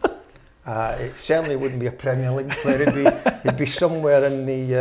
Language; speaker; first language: English; native; English